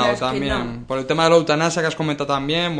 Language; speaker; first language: Spanish; native; Spanish